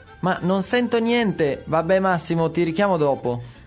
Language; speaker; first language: Italian; native; Italian